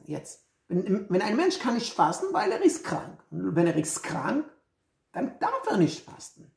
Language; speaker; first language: German; non-native, fluent; Hebrew